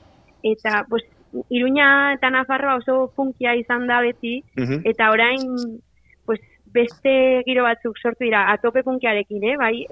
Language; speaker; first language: Basque; non-native, local second language; Spanish